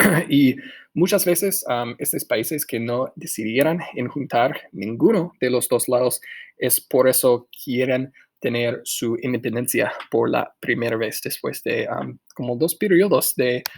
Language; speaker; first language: Spanish; non-native, fluent; English